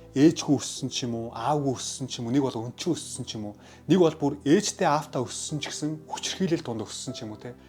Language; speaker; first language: Mongolian; early bilingual, heritage; Mongolian